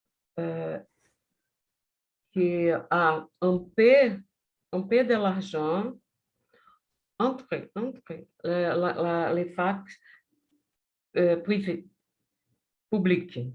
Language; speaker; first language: French; non-native, learner; Portuguese